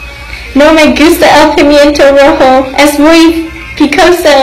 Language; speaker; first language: Spanish; non-native, learner; English